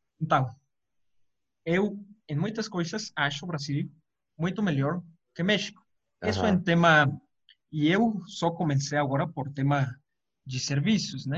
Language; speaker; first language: Portuguese; non-native, fluent; Spanish